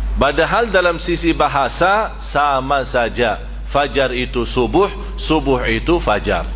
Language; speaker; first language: Malay; non-native, fluent; Arabic